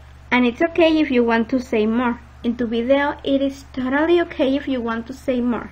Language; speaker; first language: English; non-native, fluent; Spanish